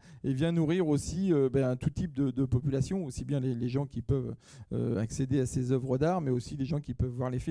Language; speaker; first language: French; native; French